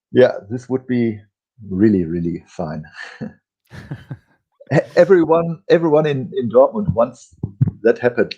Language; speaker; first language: English; non-native, fluent; German